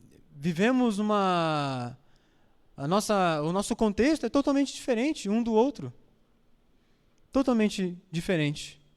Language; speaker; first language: Portuguese; native; Portuguese